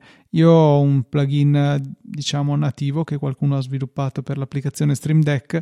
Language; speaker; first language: Italian; native; Italian